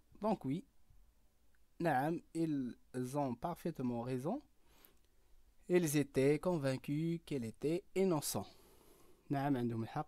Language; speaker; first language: French; non-native, learner; Arabic